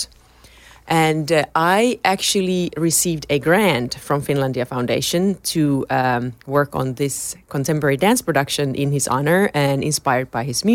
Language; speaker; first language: English; non-native, fluent; Finnish